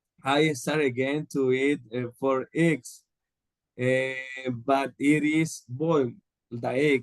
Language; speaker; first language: English; non-native, learner; Spanish